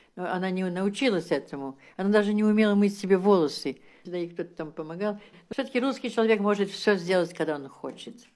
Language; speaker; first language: Russian; early bilingual, heritage; Russian